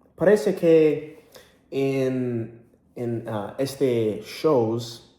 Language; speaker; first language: Spanish; non-native, learner; English